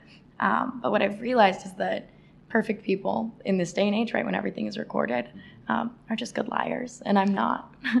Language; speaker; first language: English; native; English